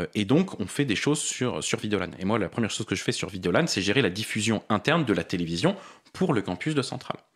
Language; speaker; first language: French; native; French